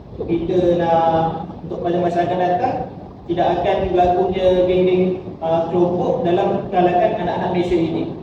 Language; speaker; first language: Malay; native; Malay